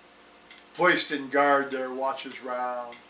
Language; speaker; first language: English; native; English